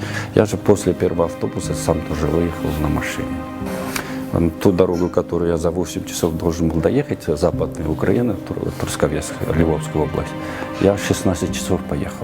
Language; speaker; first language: Russian; non-native, local second language; Kyrgyz